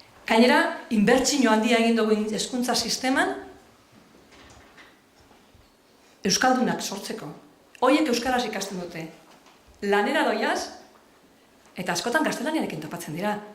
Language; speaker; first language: Basque; native; Basque